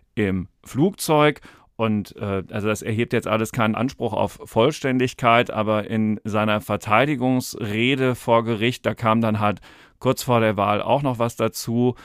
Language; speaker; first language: German; native; German